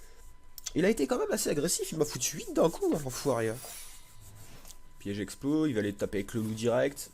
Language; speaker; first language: French; native; French